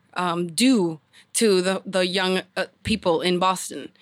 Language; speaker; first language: English; early bilingual, other home language; Spanish